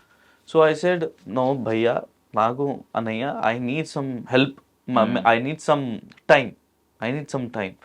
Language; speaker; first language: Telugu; non-native, local second language; Hindi